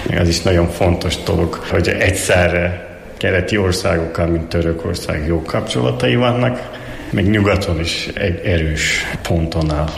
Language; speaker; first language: Hungarian; non-native, fluent; Turkish